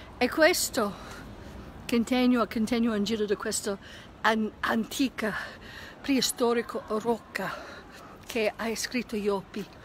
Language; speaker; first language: Italian; non-native, learner; English